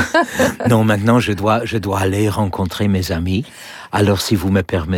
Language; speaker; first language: French; non-native, learner; English